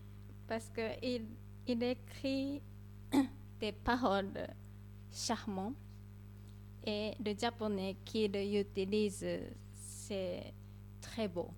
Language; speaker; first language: French; non-native, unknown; Japanese